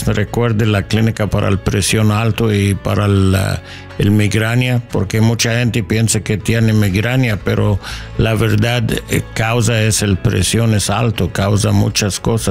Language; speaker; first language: Spanish; non-native, learner; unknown